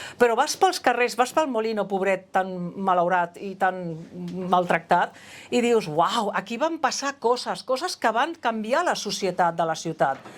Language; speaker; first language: Catalan; non-native, local second language; Spanish